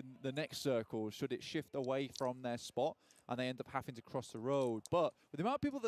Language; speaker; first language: English; native; English